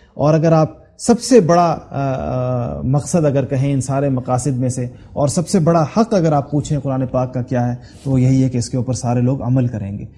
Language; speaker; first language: Urdu; non-native, local second language; Pashto